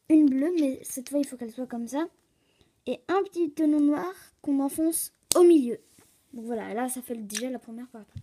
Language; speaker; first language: French; native; French